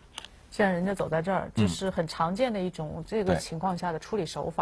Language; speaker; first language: Chinese; native; Chinese